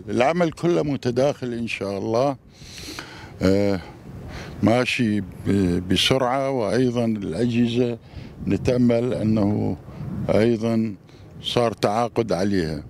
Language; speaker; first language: Arabic; native; Arabic